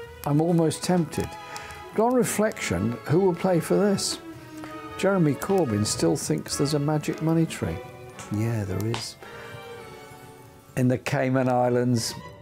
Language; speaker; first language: English; native; English